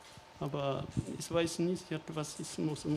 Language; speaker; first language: German; non-native, learner; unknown